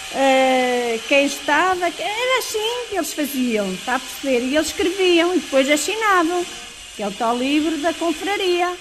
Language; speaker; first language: Portuguese; native; Portuguese